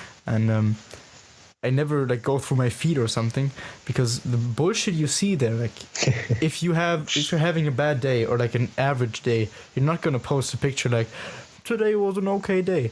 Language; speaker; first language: English; non-native, fluent; German